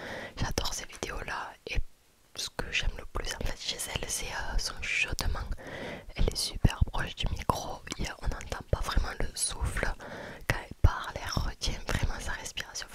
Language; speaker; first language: French; native; French